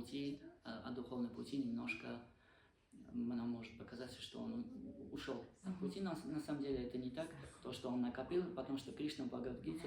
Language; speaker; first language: Russian; non-native, fluent; Armenian